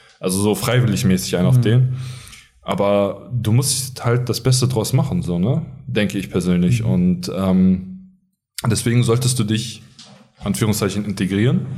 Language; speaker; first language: German; early bilingual, other home language; Arabic